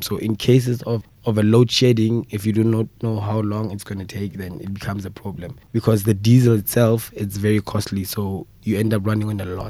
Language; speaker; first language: English; non-native, local second language; Southern Sotho